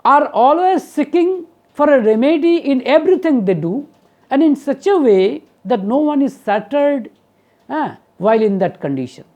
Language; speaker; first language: English; non-native, local second language; Bangla